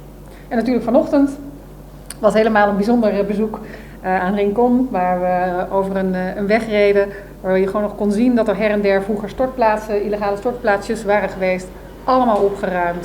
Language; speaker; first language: Dutch; native; Dutch